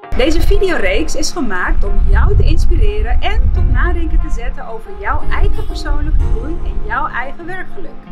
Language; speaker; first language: Dutch; early bilingual, other home language; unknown